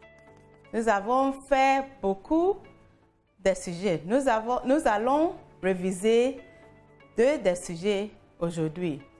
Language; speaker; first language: French; non-native, fluent; English